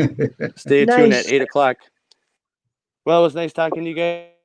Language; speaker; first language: English; native; English